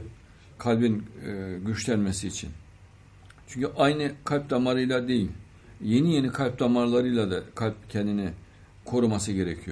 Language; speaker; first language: Turkish; native; Turkish